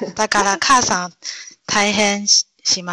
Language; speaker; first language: Japanese; non-native, learner; Chinese